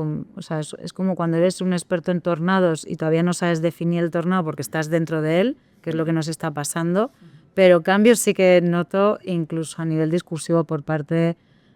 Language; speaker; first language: Spanish; native; Spanish